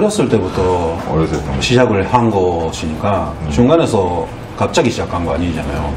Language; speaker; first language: Korean; early bilingual, heritage; Korean